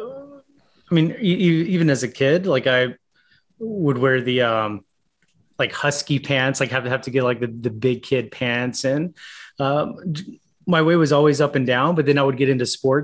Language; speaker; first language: English; native; English